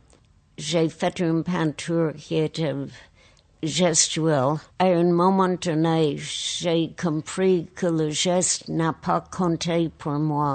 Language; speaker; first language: French; non-native, fluent; English